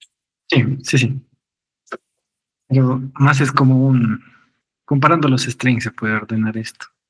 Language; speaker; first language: Spanish; native; Spanish